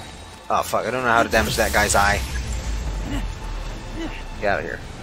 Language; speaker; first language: English; native; English